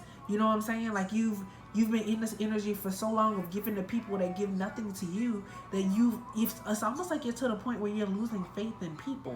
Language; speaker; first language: English; native; English